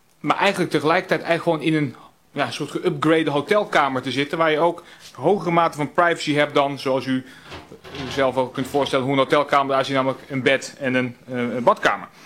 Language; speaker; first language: Dutch; native; Dutch